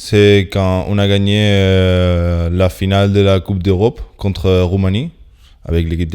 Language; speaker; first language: French; non-native, fluent; Spanish